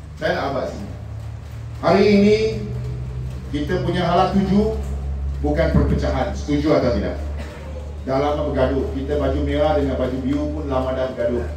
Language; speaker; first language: Malay; non-native, local second language; Min Nan Chinese